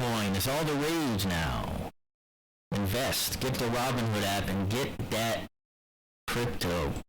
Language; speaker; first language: English; native; English